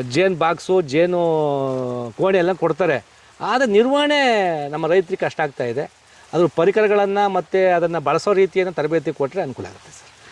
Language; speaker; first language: Kannada; native; Kannada